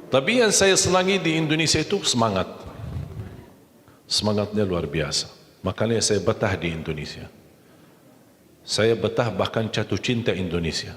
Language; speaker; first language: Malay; non-native, fluent; Arabic